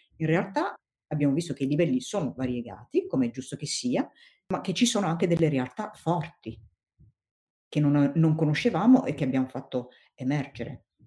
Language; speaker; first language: Italian; non-native, fluent; Tigrinya